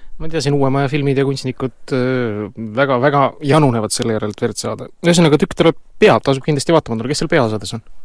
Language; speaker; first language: Estonian; native; Estonian